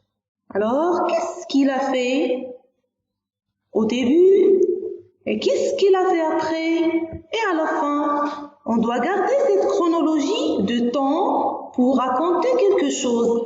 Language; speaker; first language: French; non-native, local second language; Arabic